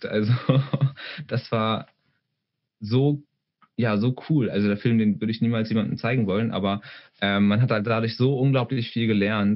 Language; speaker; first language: German; native; German